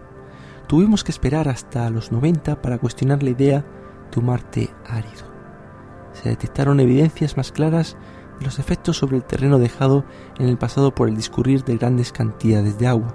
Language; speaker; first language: Spanish; native; Spanish